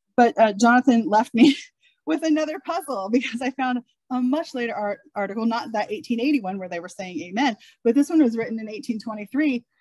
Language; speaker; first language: English; native; English